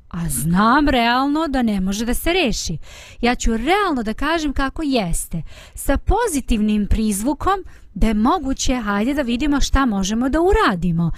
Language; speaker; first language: Bosnian; native; Bosnian